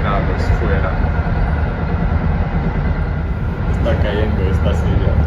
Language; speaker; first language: Spanish; non-native, fluent; German